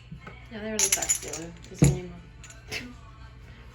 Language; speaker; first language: Russian; early bilingual, heritage; Russian